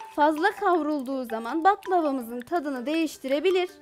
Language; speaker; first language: Turkish; native; Turkish